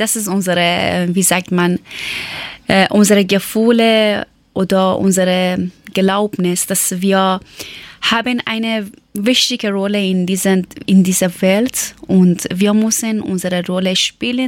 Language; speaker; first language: German; non-native, learner; Persian